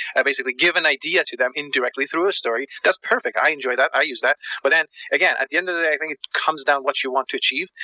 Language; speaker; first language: English; non-native, fluent; German